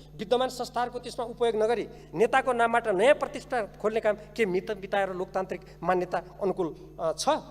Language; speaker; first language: Nepali; native; Nepali